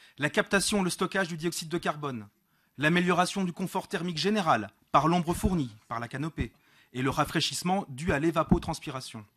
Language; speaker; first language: French; native; French